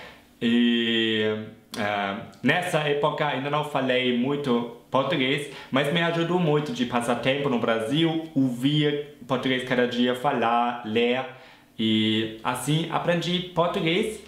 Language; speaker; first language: Portuguese; non-native, fluent; German